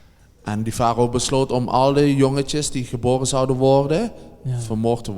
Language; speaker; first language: Dutch; native; Dutch